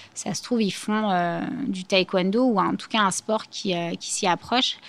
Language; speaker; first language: French; native; French